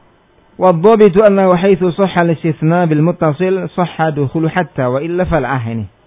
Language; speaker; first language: Arabic; non-native, fluent; Indonesian